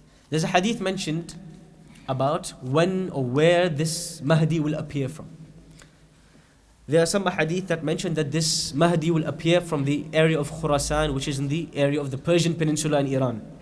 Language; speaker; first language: English; native; English